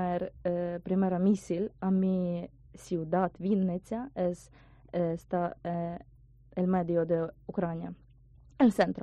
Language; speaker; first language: Spanish; non-native, learner; Ukrainian